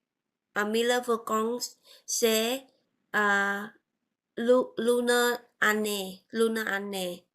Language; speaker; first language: French; non-native, learner; Vietnamese